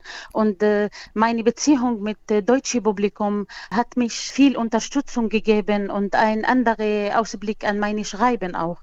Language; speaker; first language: German; non-native, learner; Arabic